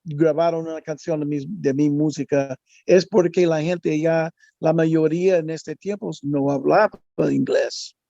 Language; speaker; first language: Spanish; non-native, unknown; English